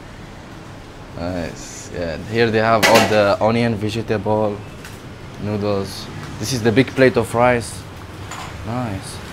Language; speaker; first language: English; non-native, learner; Arabic